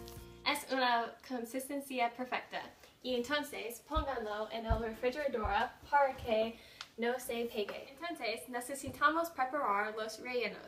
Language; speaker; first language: Spanish; non-native, learner; English